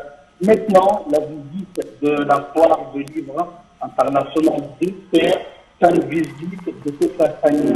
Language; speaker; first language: French; non-native, fluent; Arabic